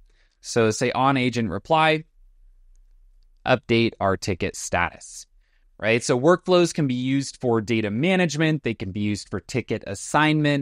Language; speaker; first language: English; native; English